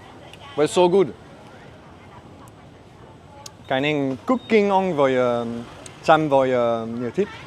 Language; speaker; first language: Vietnamese; non-native, learner; French